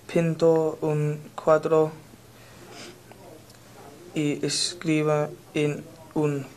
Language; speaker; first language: Spanish; non-native, learner; English